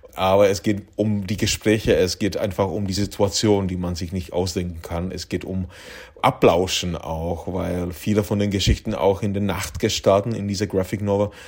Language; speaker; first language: German; non-native, fluent; Czech